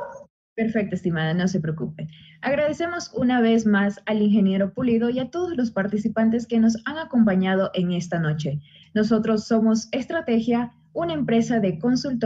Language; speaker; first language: Spanish; native; Spanish